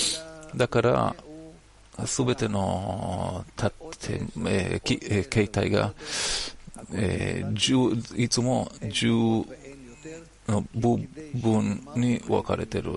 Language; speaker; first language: Japanese; non-native, learner; Hebrew